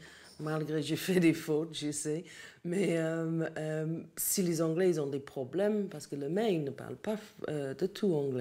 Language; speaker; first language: French; non-native, learner; English